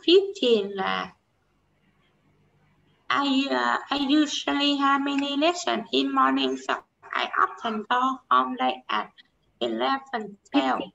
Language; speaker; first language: English; non-native, learner; Vietnamese